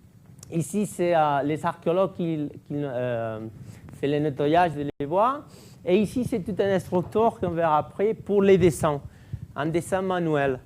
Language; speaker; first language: French; non-native, fluent; Catalan